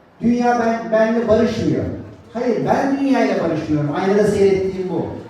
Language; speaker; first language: Turkish; native; Turkish